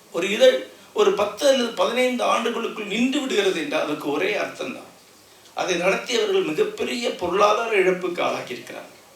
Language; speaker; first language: Tamil; non-native, local second language; Malayalam